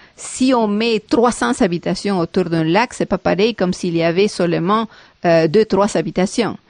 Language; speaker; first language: French; non-native, fluent; Spanish